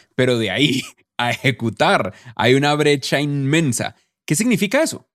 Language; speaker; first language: Spanish; native; Spanish